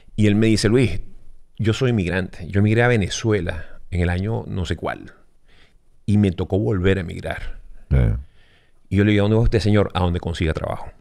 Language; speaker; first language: Spanish; native; Spanish